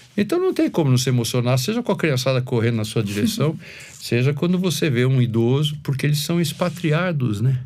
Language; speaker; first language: Portuguese; native; Portuguese